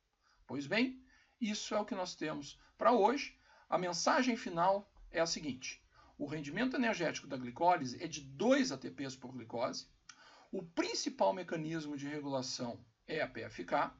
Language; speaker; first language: Portuguese; native; Portuguese